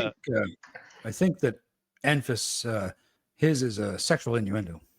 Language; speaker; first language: English; native; English